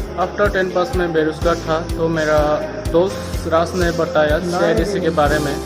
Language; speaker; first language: Hindi; non-native, local second language; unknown